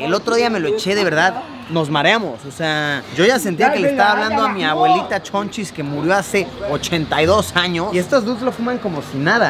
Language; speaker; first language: Spanish; native; Spanish